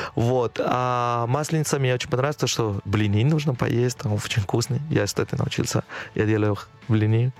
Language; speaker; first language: Russian; non-native, fluent; Spanish